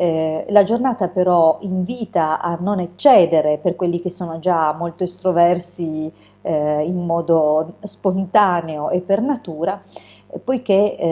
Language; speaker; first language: Italian; native; Italian